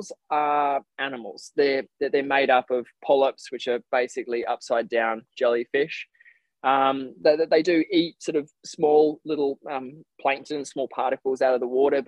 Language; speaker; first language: English; native; English